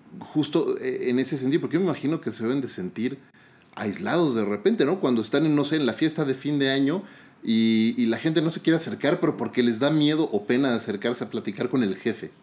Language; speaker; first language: Spanish; native; Spanish